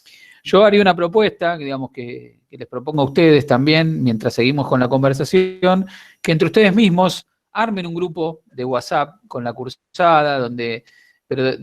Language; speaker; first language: Spanish; native; Spanish